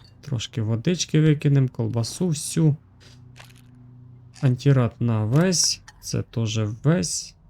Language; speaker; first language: Ukrainian; native; Ukrainian